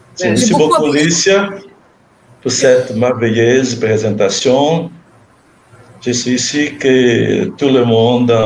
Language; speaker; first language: French; non-native, fluent; Portuguese